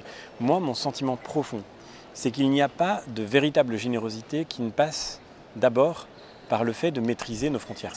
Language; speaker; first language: French; native; French